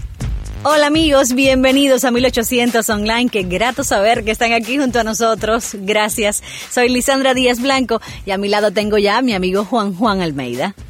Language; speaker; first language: Spanish; native; Spanish